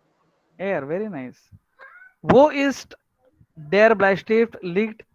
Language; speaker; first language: German; non-native, learner; Marathi